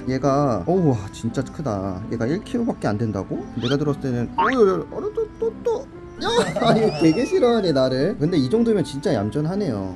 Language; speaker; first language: Korean; native; Korean